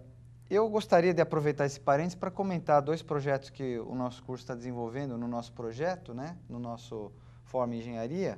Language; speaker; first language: Portuguese; native; Portuguese